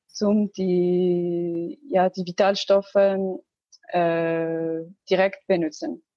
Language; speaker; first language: German; non-native, learner; Arabic